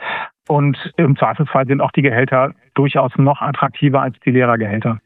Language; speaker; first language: German; native; German